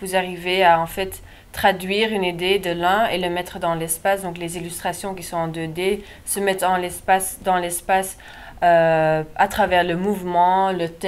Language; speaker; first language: French; non-native, local second language; Dutch